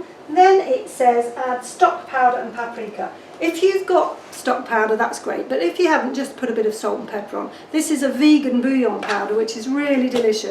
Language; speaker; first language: English; native; English